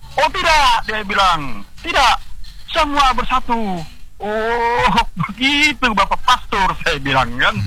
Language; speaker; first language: Indonesian; non-native, local second language; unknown